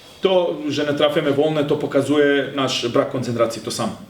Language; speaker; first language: Polish; non-native, learner; Serbian